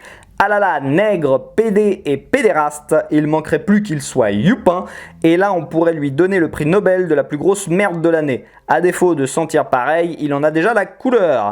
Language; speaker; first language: French; native; French